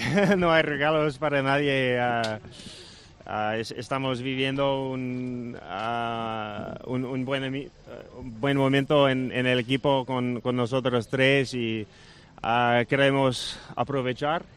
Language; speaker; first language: Spanish; non-native, fluent; Dutch